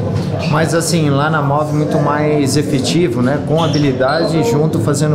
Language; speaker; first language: Portuguese; native; Portuguese